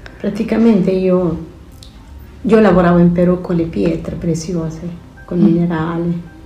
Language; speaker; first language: Italian; non-native, fluent; Spanish